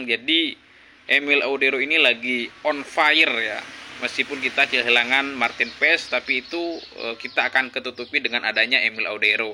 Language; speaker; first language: Indonesian; native; Indonesian